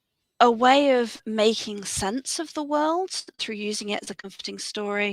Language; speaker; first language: English; native; English